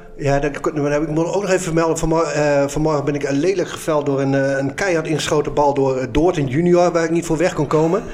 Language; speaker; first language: Dutch; native; Dutch